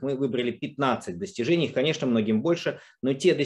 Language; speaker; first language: Russian; native; Russian